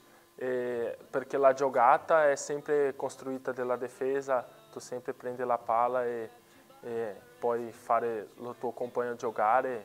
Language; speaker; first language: Italian; non-native, learner; Portuguese